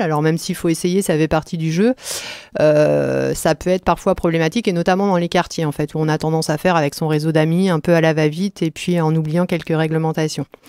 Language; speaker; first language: French; native; French